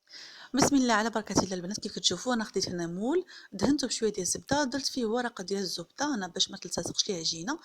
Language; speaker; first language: Arabic; native; Arabic